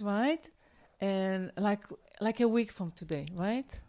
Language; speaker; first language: English; non-native, fluent; Hebrew